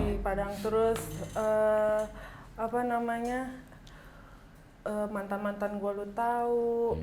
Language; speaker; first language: Indonesian; native; Indonesian